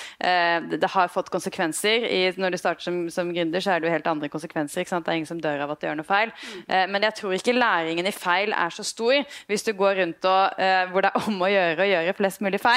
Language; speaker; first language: Norwegian; native; Norwegian